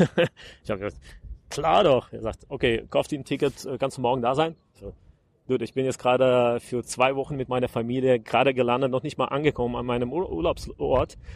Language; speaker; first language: German; non-native, fluent; Russian